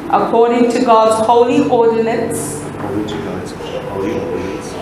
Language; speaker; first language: English; native; English